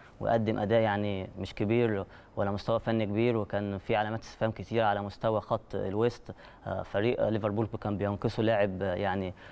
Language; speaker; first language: Arabic; native; Arabic